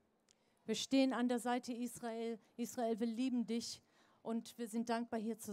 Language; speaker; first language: German; native; German